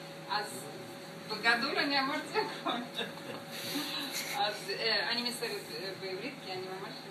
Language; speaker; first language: Hebrew; non-native, learner; Russian